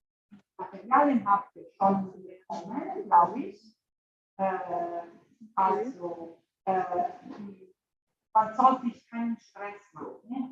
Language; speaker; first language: German; non-native, fluent; Italian